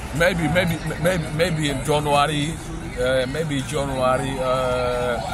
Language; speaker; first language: English; non-native, learner; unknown